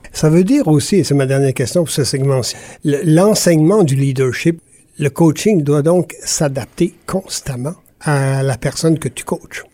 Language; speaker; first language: French; native; French